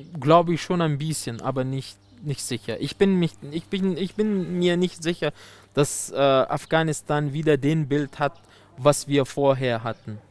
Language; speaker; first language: German; non-native, fluent; Persian